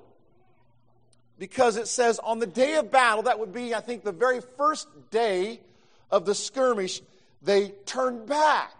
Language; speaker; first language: English; native; English